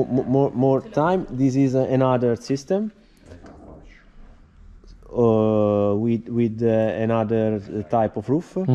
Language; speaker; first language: English; non-native, learner; Italian